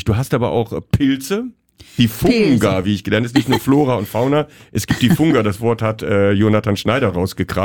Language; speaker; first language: German; native; German